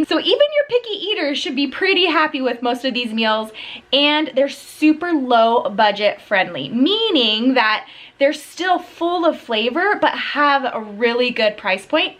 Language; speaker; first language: English; native; English